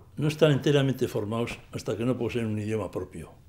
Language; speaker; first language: Spanish; non-native, local second language; Basque